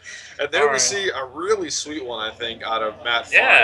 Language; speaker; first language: English; native; English